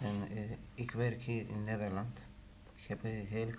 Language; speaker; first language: Dutch; non-native, learner; Turkish